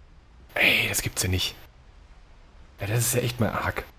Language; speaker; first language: German; native; German